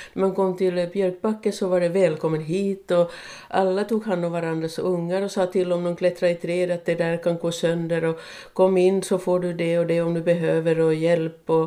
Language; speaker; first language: Swedish; non-native, local second language; Finnish